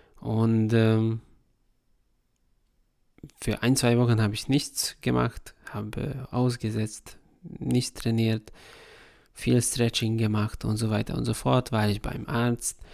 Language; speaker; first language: German; non-native, fluent; Hungarian